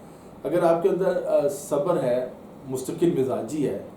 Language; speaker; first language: Urdu; native; Urdu